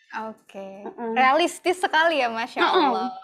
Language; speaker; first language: Indonesian; native; Indonesian